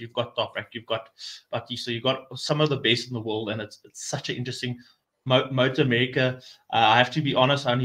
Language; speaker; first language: English; non-native, local second language; Afrikaans